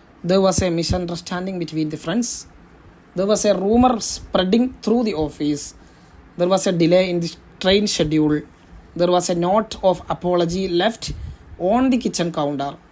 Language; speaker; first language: English; non-native, local second language; Malayalam